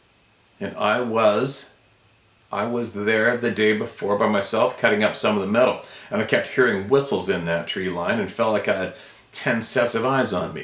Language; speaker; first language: English; native; English